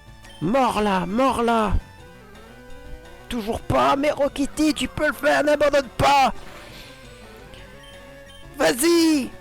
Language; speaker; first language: French; native; French